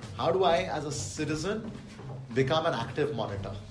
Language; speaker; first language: English; non-native, local second language; Bangla